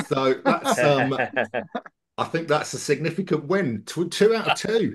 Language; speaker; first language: English; native; English